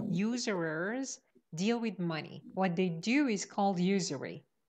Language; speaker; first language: English; non-native, fluent; Persian